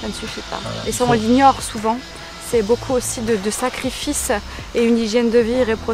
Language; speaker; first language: French; native; French